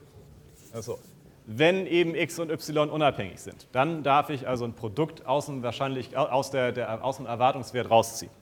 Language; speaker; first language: German; native; German